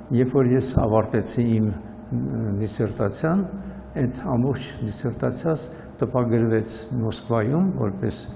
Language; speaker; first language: Armenian; native; Armenian